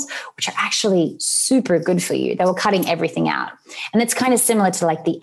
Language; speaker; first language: English; native; English